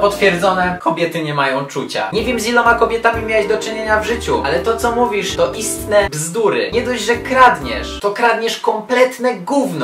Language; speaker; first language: Polish; native; Polish